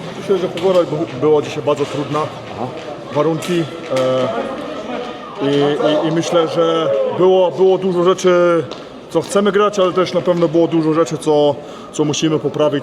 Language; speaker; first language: Polish; early bilingual, heritage; Polish